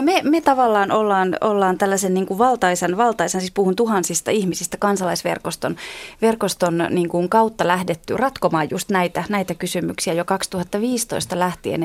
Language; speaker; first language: Finnish; native; Finnish